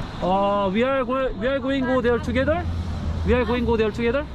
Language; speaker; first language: English; non-native, learner; Korean